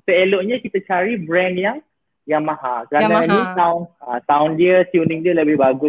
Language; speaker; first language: Malay; native; Malay